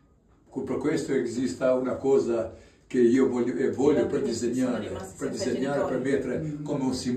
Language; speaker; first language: Italian; non-native, learner; Albanian